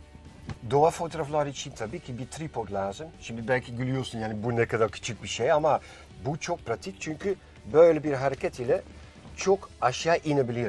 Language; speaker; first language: Turkish; non-native, fluent; Dutch